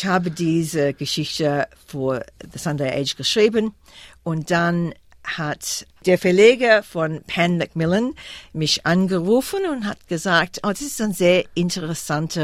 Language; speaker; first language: German; non-native, fluent; English